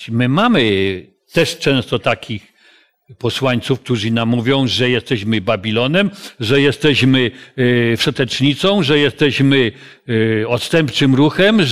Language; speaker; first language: Polish; native; Polish